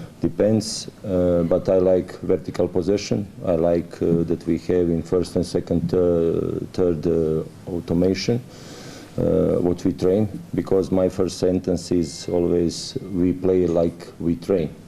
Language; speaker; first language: English; non-native, fluent; Croatian